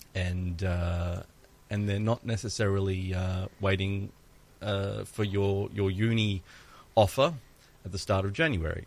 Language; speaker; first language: English; early bilingual, other home language; Greek